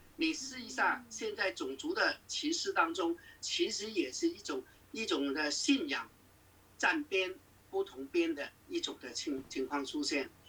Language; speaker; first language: Chinese; non-native, local second language; Cantonese